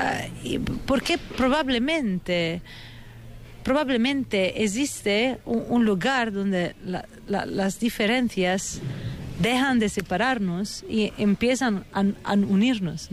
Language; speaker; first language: Spanish; non-native, fluent; Italian